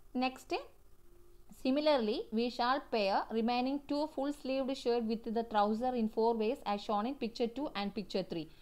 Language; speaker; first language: English; non-native, local second language; Tamil